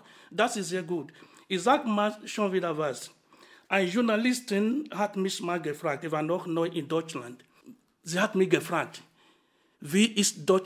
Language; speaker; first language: German; non-native, fluent; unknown